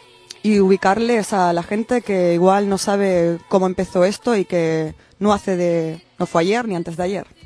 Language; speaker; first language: Spanish; native; Spanish